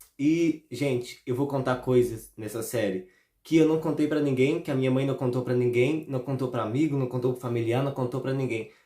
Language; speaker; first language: Portuguese; native; Portuguese